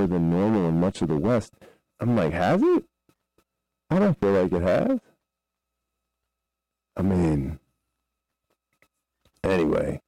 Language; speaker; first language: English; native; English